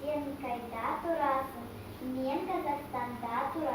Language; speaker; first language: Kazakh; non-native, local second language; Russian